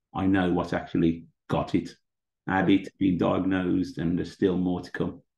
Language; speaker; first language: English; native; English